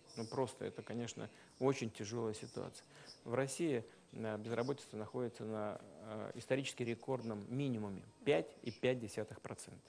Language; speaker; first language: Russian; native; Russian